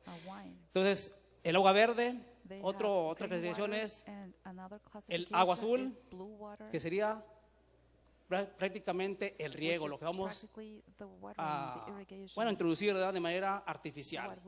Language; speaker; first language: Spanish; native; Spanish